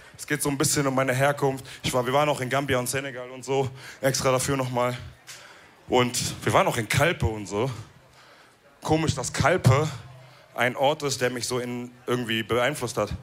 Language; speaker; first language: German; early bilingual, other home language; Wolof